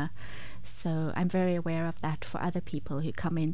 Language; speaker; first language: English; native; English